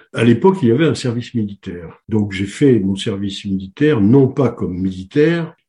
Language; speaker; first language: French; native; French